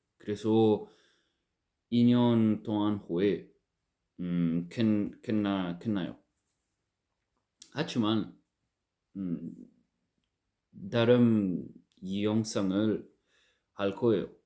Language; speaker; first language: Korean; non-native, learner; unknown